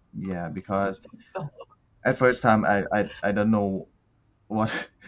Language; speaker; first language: English; non-native, learner; Thai